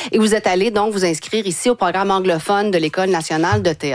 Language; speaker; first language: French; native; French